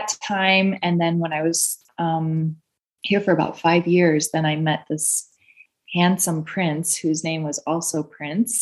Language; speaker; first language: English; native; English